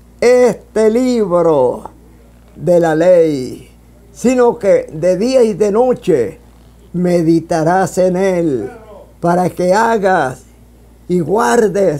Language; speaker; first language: Spanish; native; Spanish